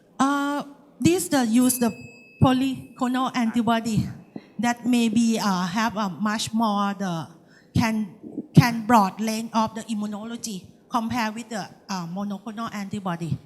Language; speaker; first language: English; non-native, learner; Thai